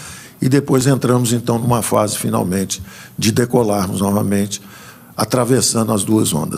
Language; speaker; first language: Portuguese; native; Portuguese